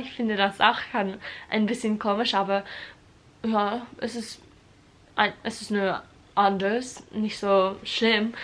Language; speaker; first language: German; non-native, learner; English